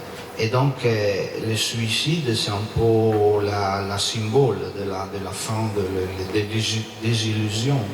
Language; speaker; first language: French; non-native, learner; Italian